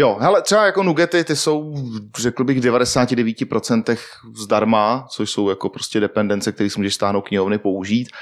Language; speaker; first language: Czech; native; Czech